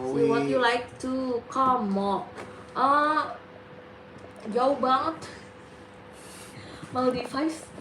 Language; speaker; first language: English; non-native, learner; Indonesian